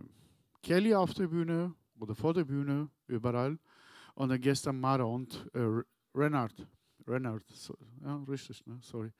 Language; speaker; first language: German; non-native, learner; Turkish